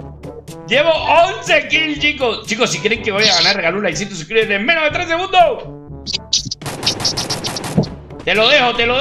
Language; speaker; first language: Spanish; native; Spanish